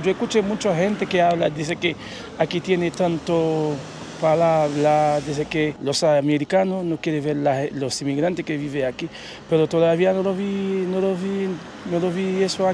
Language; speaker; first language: Spanish; non-native, learner; Haitian Creole